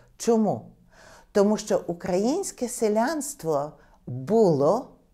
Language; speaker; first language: Ukrainian; native; Ukrainian